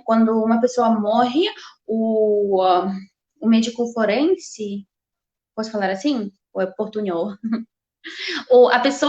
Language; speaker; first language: Portuguese; non-native, fluent; Russian